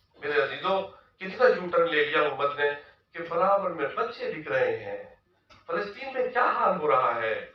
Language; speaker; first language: Urdu; native; Urdu